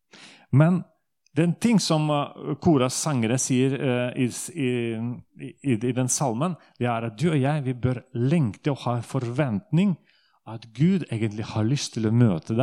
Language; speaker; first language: Norwegian; non-native, fluent; Russian